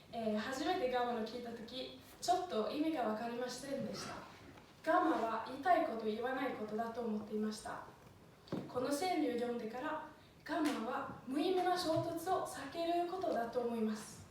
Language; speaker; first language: Japanese; non-native, fluent; Swedish